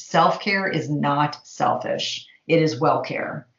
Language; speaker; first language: English; native; English